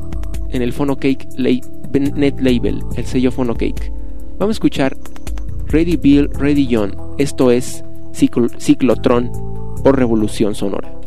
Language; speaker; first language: Spanish; native; Spanish